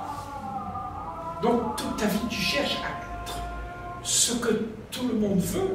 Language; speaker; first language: French; native; French